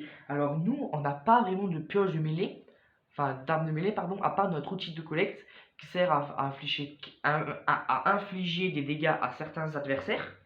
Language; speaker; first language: French; native; French